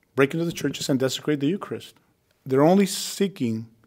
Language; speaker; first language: English; early bilingual, other home language; Spanish